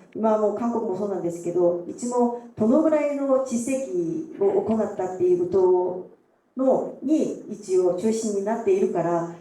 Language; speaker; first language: Japanese; non-native, fluent; Korean